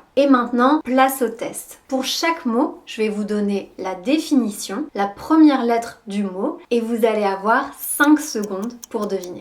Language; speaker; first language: French; native; French